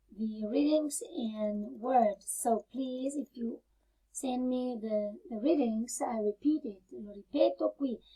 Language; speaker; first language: English; non-native, fluent; Italian